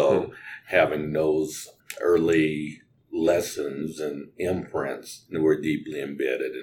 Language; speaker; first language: English; native; English